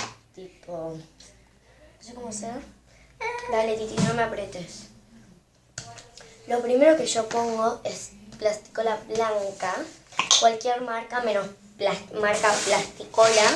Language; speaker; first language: Spanish; native; Spanish